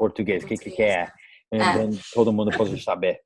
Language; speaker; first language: Portuguese; non-native, learner; English